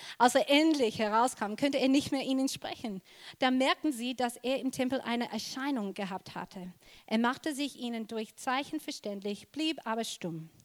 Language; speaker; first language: German; non-native, fluent; English